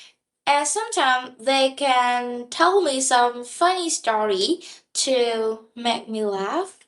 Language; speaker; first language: English; non-native, learner; Vietnamese